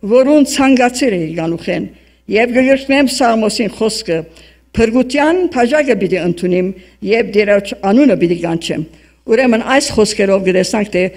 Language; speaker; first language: Armenian; early bilingual, heritage; Armenian